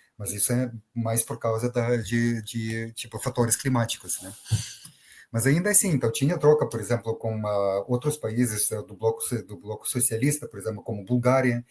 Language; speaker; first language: Portuguese; non-native, fluent; Ukrainian